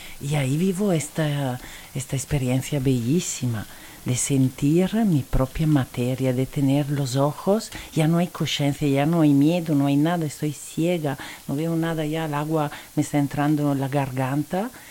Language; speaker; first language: Spanish; non-native, fluent; Italian